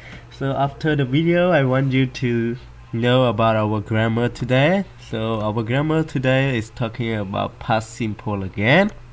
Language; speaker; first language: English; non-native, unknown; Khmer